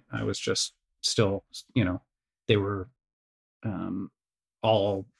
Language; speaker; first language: English; native; English